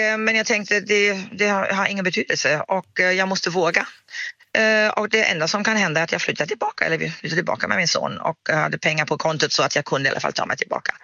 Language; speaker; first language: Swedish; non-native, fluent; German